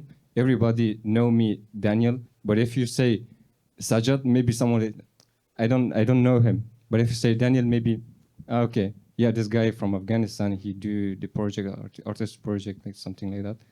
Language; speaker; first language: English; non-native, learner; Persian